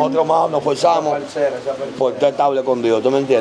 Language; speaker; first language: Spanish; native; Spanish